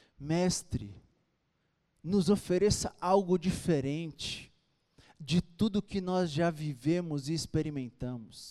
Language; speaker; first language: Portuguese; native; Portuguese